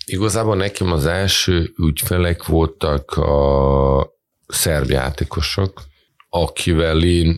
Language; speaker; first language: Hungarian; non-native, fluent; Serbian